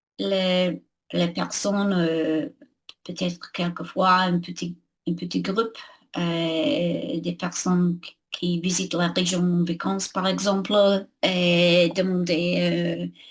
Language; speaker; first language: French; non-native, learner; English